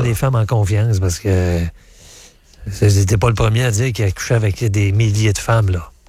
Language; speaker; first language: French; native; French